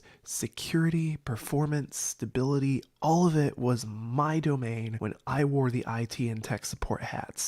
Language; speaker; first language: English; native; English